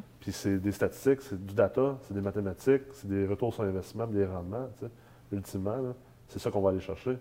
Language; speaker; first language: French; native; French